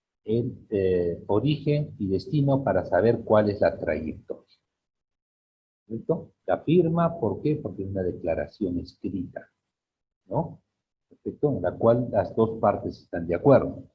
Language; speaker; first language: Spanish; native; Spanish